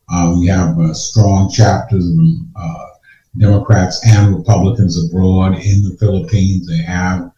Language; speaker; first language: English; native; English